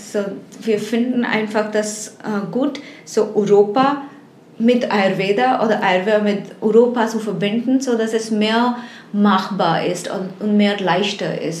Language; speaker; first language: German; non-native, fluent; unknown